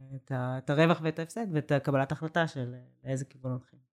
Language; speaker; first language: Hebrew; native; Hebrew